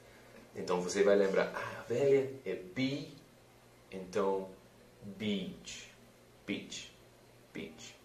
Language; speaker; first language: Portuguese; non-native, fluent; English